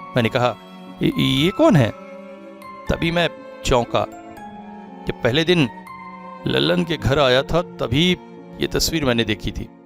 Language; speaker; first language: Hindi; native; Hindi